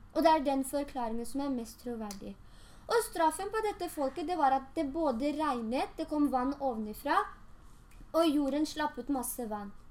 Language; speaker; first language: Norwegian; early bilingual, other home language; Urdu